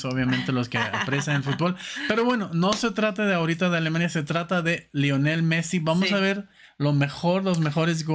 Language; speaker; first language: Spanish; non-native, fluent; German